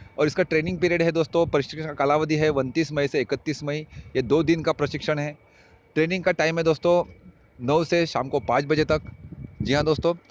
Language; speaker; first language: Hindi; non-native, local second language; Marathi